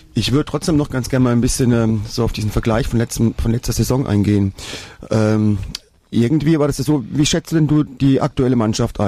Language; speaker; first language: German; native; German